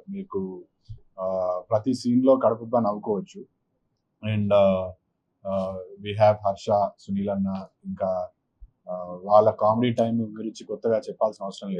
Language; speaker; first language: Telugu; native; Telugu